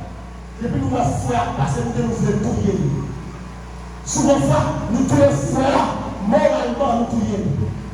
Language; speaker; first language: French; non-native, local second language; Haitian Creole